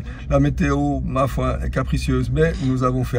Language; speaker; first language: French; native; French